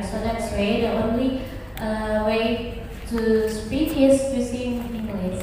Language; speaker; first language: English; non-native, fluent; Indonesian